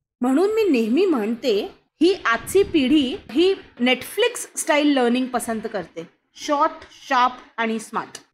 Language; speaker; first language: Marathi; non-native, local second language; Hindi